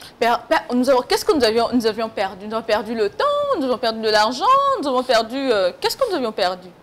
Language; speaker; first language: French; non-native, local second language; Lingala